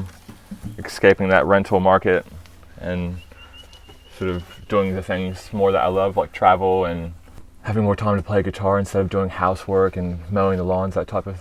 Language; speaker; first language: English; early bilingual, other home language; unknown